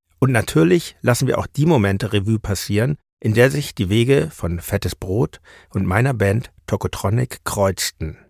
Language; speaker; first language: German; native; German